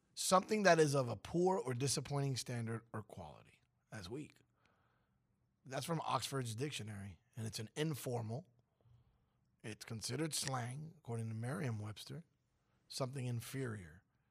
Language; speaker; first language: English; early bilingual, other home language; Spanish